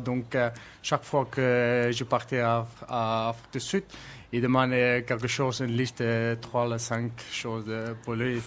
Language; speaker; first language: French; non-native, learner; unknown